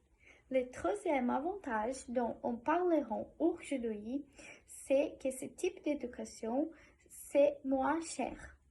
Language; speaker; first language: French; non-native, learner; Portuguese